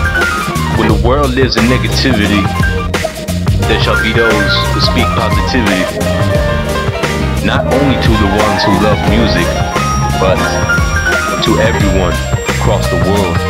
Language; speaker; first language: English; native; English